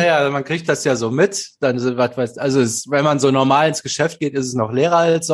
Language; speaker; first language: German; native; German